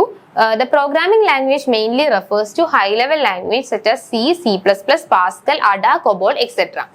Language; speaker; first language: English; non-native, local second language; Malayalam